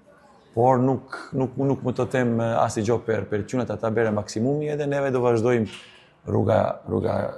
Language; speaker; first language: Albanian; non-native, learner; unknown